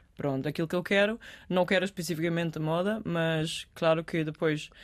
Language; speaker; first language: Portuguese; early bilingual, other home language; Danish